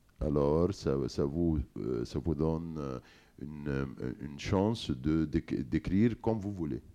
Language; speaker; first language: French; non-native, fluent; Arabic